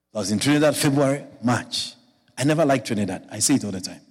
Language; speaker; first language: English; non-native, local second language; Akan